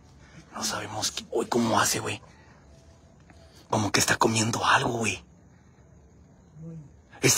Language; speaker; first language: Spanish; native; Spanish